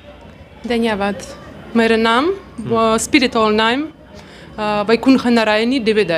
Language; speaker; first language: Hindi; non-native, learner; Russian